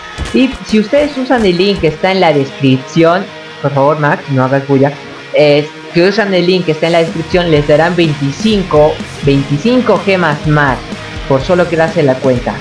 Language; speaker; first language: Spanish; native; Spanish